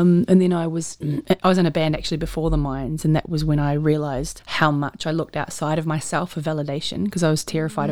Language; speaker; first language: English; native; English